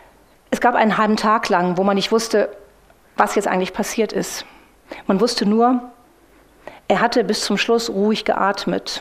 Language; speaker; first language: German; native; German